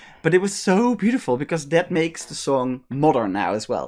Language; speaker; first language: English; non-native, fluent; Dutch